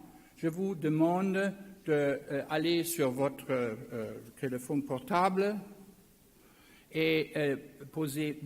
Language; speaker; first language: French; non-native, learner; German